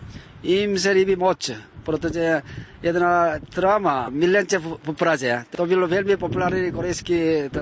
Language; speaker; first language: Czech; non-native, learner; Korean